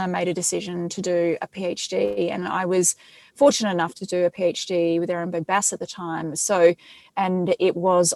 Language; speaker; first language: English; native; English